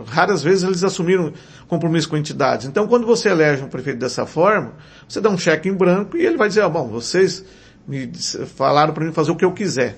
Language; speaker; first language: Portuguese; native; Portuguese